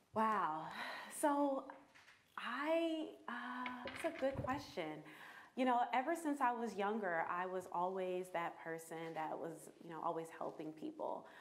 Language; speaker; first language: English; native; English